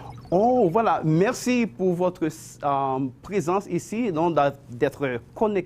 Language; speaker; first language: French; non-native, fluent; Spanish